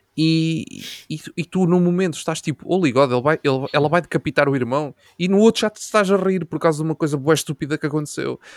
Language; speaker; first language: Portuguese; native; Portuguese